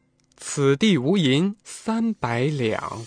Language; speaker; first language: Chinese; native; Chinese